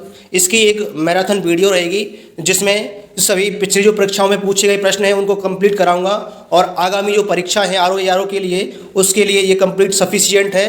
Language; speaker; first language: Hindi; native; Hindi